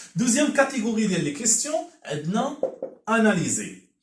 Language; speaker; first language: French; non-native, local second language; Arabic